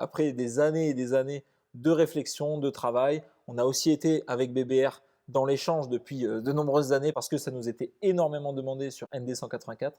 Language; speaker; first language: French; native; French